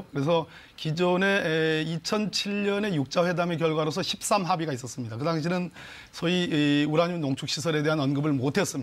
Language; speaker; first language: Korean; native; Korean